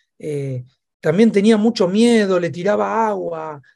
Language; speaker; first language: Spanish; native; Spanish